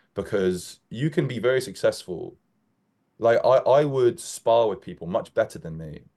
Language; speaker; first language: English; native; English